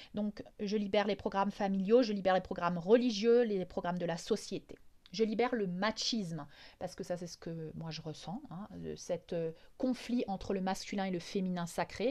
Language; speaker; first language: French; native; French